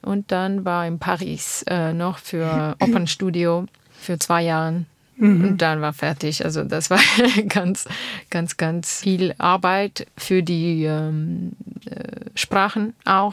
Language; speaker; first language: German; non-native, learner; Armenian